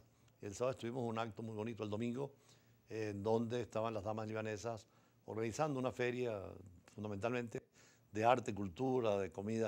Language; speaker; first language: Spanish; native; Spanish